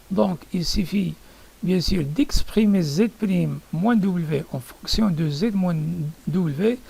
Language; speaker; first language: French; non-native, local second language; Arabic